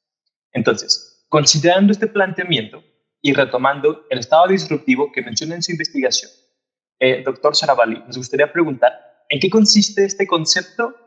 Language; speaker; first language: Spanish; native; Spanish